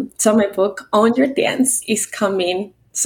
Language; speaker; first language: English; non-native, fluent; Spanish